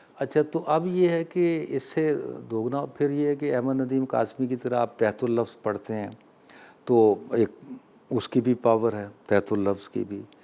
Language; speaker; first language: Urdu; non-native, local second language; Punjabi